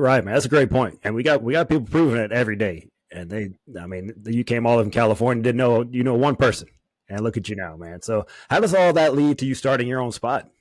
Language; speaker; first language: English; native; English